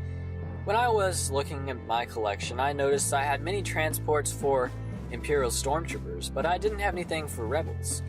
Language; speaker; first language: English; native; English